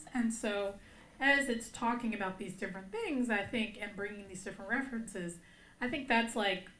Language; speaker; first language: English; native; English